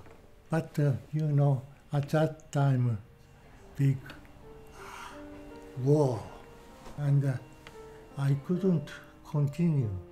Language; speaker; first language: English; non-native, learner; Japanese